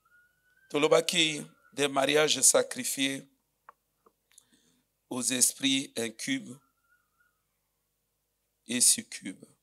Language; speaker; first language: French; non-native, local second language; Lingala